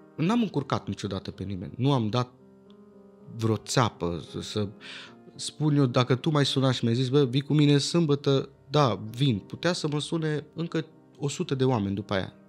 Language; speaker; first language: Romanian; early bilingual, heritage; Romanian